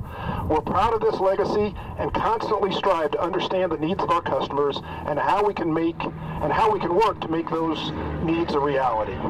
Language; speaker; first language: English; native; English